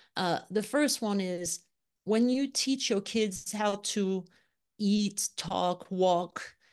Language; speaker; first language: English; non-native, fluent; French